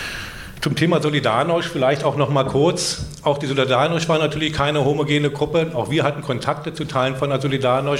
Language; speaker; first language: German; native; German